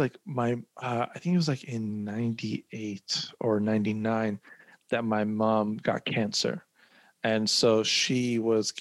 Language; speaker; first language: English; early bilingual, other home language; Somali